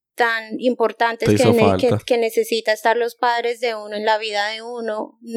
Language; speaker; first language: Spanish; native; Spanish